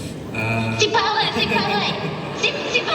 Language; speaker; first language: French; non-native, fluent; English